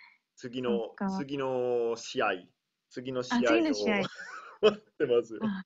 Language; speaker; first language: Japanese; non-native, learner; Italian